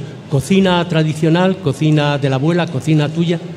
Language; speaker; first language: Spanish; native; Spanish